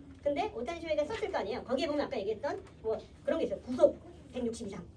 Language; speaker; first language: Korean; native; Korean